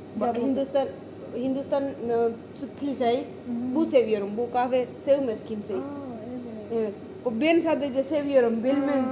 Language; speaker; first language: Turkish; non-native, learner; Gujarati